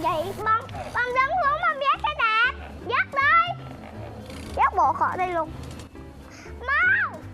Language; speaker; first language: Vietnamese; native; Vietnamese